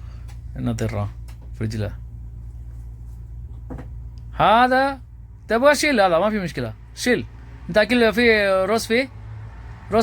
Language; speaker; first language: Arabic; non-native, learner; Tamil